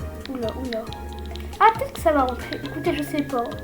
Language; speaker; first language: French; native; French